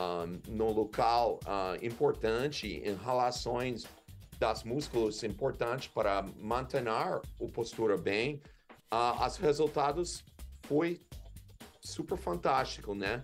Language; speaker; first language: Portuguese; non-native, learner; English